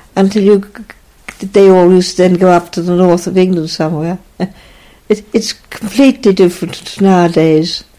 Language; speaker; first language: English; native; English